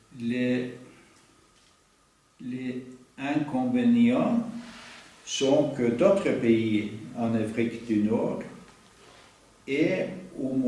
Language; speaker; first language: French; non-native, learner; Norwegian